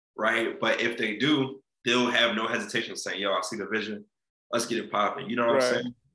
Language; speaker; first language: English; native; English